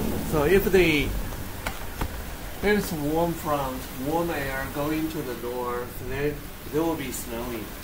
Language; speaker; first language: English; non-native, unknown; Chinese